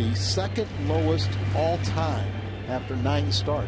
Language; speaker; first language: English; native; English